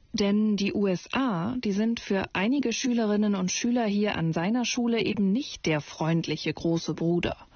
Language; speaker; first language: German; native; German